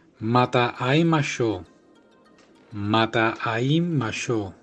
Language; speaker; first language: Japanese; non-native, learner; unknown